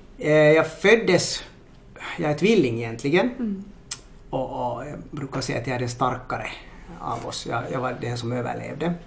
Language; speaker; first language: Swedish; native; Swedish